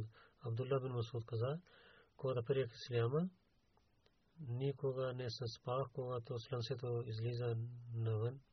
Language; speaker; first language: Bulgarian; non-native, learner; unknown